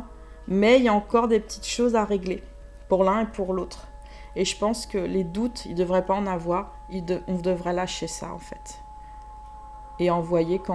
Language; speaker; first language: French; native; French